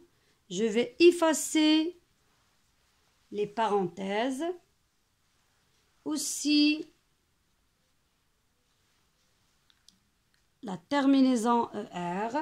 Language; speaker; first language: French; non-native, local second language; Arabic